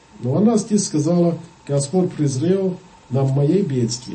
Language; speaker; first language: Russian; non-native, fluent; English